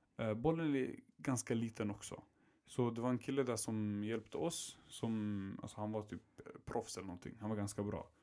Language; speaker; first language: Swedish; early bilingual, other home language; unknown